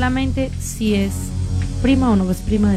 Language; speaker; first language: Spanish; native; Spanish